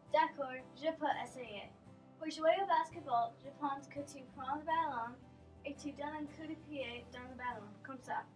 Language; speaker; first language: French; non-native, learner; English